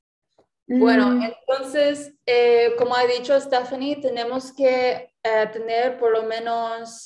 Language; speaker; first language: Spanish; non-native, fluent; English